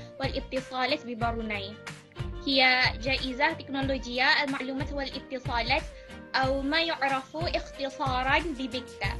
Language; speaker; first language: Arabic; non-native, learner; Malay